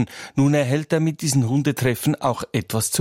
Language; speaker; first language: German; native; German